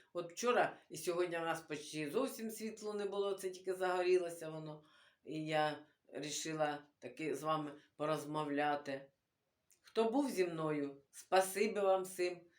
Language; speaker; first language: Ukrainian; non-native, local second language; Russian